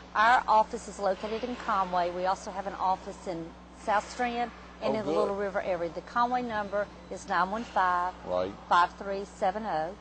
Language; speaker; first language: English; native; English